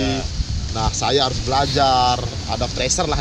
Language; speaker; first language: Indonesian; non-native, local second language; Balinese